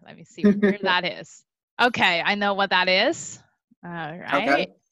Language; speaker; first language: English; non-native, fluent; Chinese